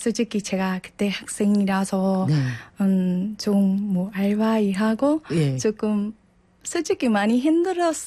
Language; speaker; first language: Korean; non-native, learner; Burmese